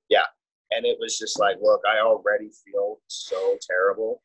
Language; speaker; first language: English; native; English